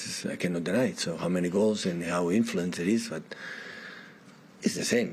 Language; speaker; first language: English; non-native, fluent; Spanish